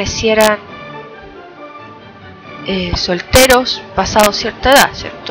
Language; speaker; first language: Spanish; native; Spanish